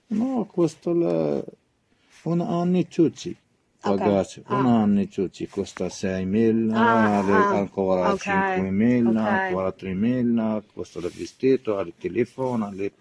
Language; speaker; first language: Italian; non-native, learner; Arabic